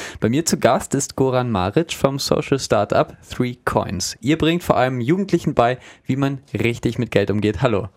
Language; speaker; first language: German; native; German